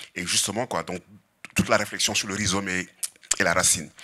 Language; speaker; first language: French; non-native, local second language; Serer